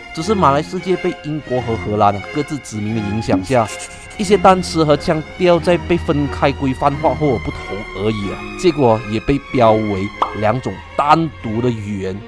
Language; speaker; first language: Chinese; native; Chinese